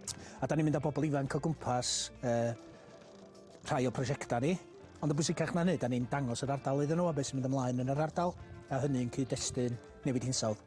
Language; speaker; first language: Welsh; native; Welsh